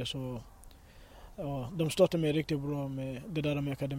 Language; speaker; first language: Swedish; early bilingual, other home language; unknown